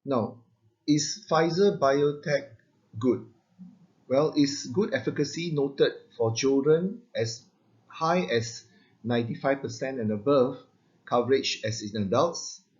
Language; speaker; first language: English; non-native, local second language; Malay